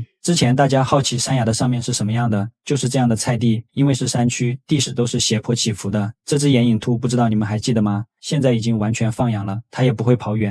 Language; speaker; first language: Chinese; native; Chinese